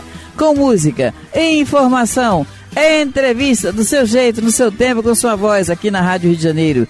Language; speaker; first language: Portuguese; native; Portuguese